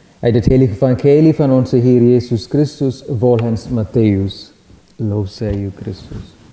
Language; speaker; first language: Dutch; non-native, fluent; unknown